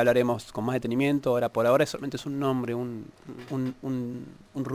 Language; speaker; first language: Spanish; native; Spanish